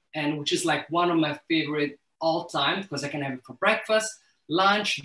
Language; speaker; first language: English; early bilingual, other home language; Somali